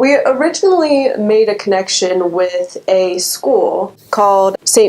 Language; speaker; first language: English; native; English